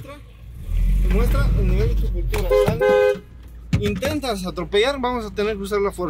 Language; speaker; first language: Spanish; native; Spanish